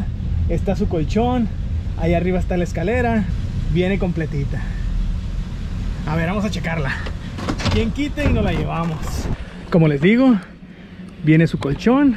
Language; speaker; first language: Spanish; native; Spanish